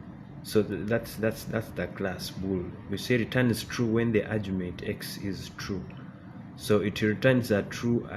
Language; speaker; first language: English; non-native, local second language; Ganda